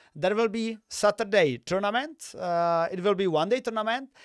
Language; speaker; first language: English; non-native, fluent; Czech